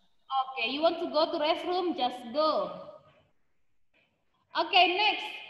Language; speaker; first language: English; non-native, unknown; Indonesian